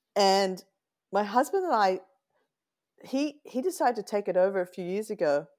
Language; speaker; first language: English; native; English